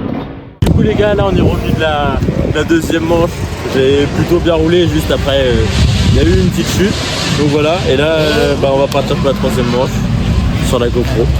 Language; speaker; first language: French; native; French